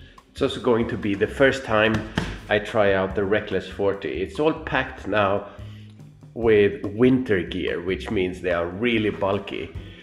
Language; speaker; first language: English; non-native, fluent; Swedish